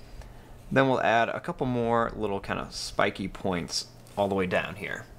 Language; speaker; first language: English; native; English